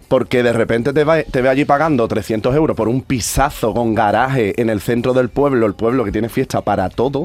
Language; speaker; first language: Spanish; native; Spanish